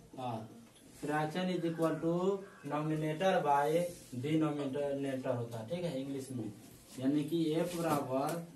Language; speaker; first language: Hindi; native; Hindi